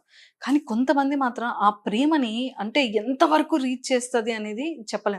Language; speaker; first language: Telugu; native; Telugu